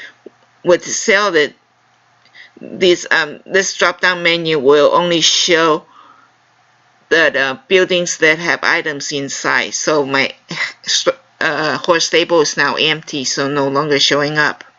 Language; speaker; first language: English; non-native, fluent; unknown